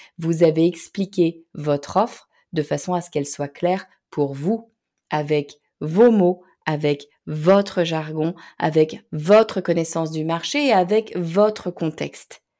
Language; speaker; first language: French; native; French